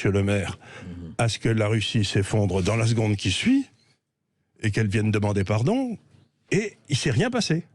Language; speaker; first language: French; native; French